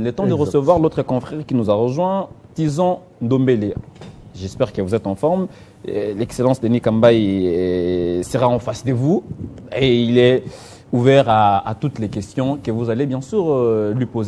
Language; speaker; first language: French; non-native, local second language; Lingala